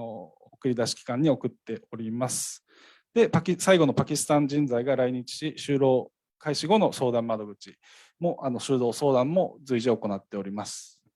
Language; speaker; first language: Japanese; native; Japanese